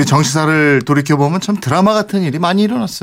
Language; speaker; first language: Korean; native; Korean